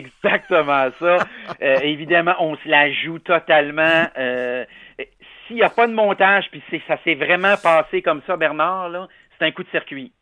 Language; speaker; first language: French; native; French